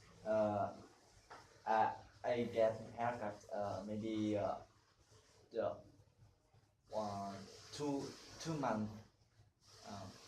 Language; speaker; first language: English; non-native, learner; Vietnamese